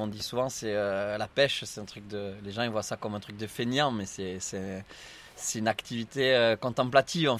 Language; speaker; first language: French; native; French